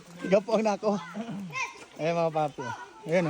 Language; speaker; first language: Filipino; non-native, local second language; Bikol